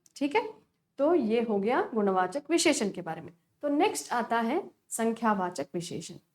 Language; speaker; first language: Hindi; non-native, local second language; Kannada